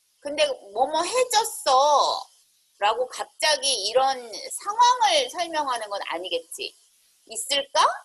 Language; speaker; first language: Korean; native; Korean